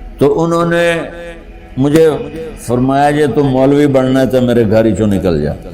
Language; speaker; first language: Urdu; non-native, local second language; Punjabi